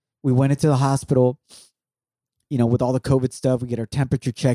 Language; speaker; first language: English; early bilingual, other home language; Spanish